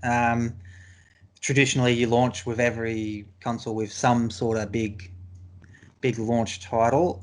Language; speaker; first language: English; native; English